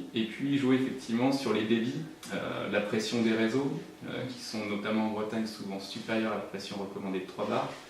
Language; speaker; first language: French; native; French